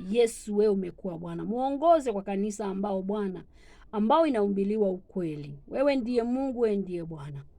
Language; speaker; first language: Swahili; non-native, local second language; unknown